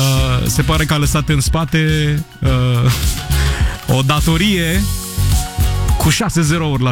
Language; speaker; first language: Romanian; native; Romanian